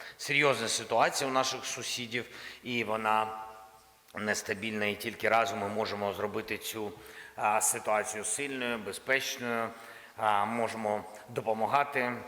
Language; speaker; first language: Ukrainian; non-native, local second language; Russian